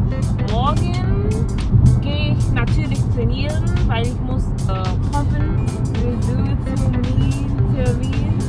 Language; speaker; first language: German; non-native, learner; English